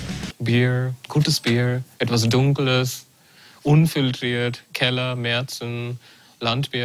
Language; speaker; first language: German; non-native, learner; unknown